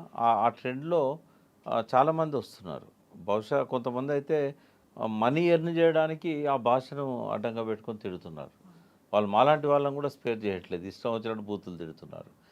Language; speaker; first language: Telugu; native; Telugu